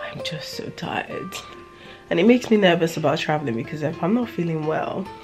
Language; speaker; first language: English; non-native, local second language; Yoruba